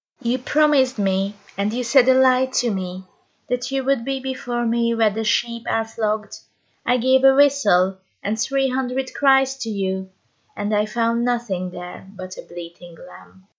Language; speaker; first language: English; non-native, fluent; Hungarian